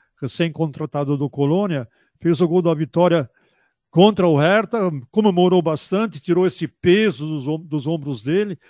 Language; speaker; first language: Portuguese; early bilingual, other home language; German